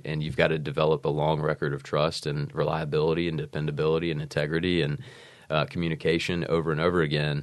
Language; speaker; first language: English; native; English